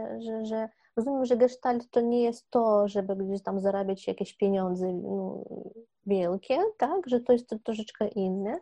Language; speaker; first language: Polish; non-native, fluent; Ukrainian